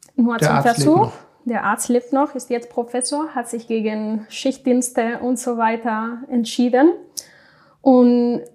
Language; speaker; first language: German; non-native, fluent; Spanish